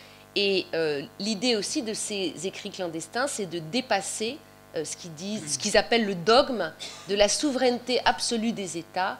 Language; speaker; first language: French; native; French